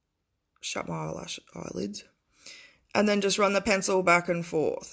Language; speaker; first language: English; native; English